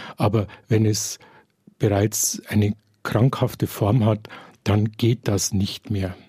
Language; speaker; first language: German; native; German